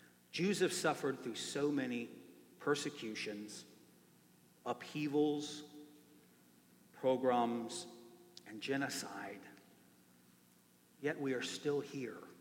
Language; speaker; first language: English; native; English